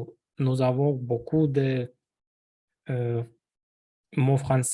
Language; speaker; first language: French; non-native, learner; Russian